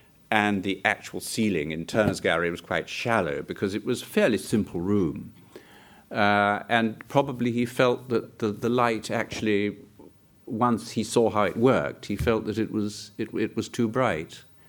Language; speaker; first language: English; native; English